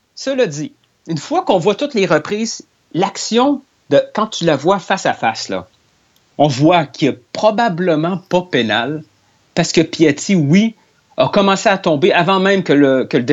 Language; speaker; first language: French; native; French